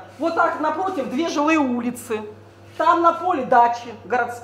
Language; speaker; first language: Russian; native; Russian